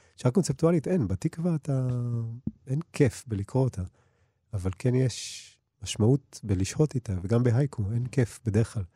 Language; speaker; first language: Hebrew; early bilingual, other home language; Russian